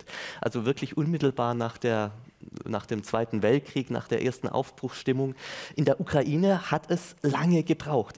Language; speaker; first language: German; native; German